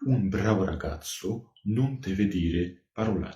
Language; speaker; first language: Italian; non-native, fluent; Georgian